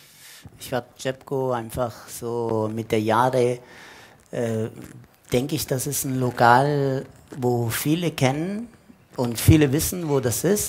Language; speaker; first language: German; non-native, fluent; Italian